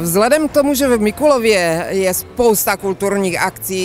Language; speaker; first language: Czech; native; Czech